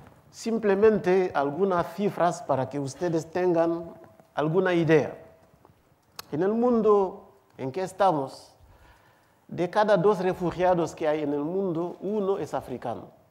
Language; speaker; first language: Spanish; non-native, fluent; Wolof